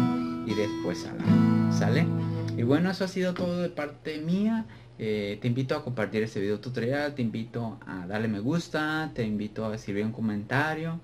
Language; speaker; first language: Spanish; native; Spanish